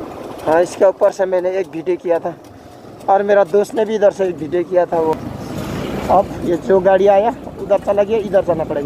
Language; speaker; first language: Hindi; non-native, learner; Nepali